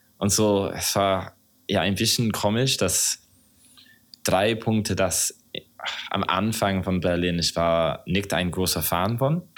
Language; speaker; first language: German; non-native, learner; English